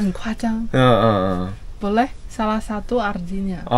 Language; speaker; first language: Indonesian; non-native, fluent; Chinese